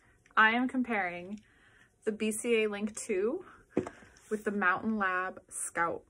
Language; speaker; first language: English; native; English